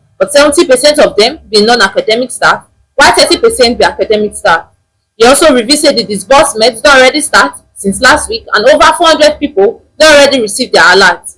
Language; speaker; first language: Nigerian Pidgin; native; Nigerian Pidgin